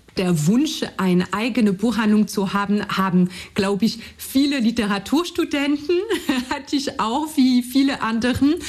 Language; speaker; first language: German; non-native, fluent; French